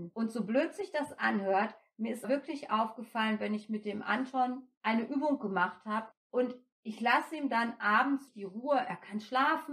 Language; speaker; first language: German; native; German